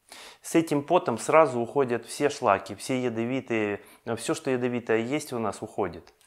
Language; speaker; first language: Russian; native; Russian